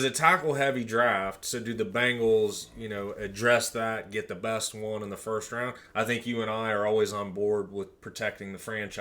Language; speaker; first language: English; native; English